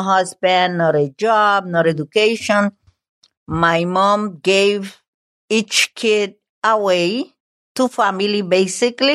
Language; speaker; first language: English; non-native, fluent; Spanish